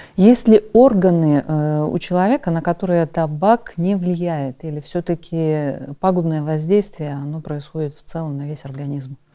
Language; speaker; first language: Russian; native; Russian